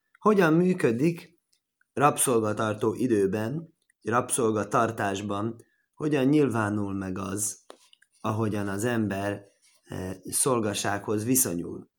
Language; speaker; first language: Hungarian; early bilingual, heritage; Hungarian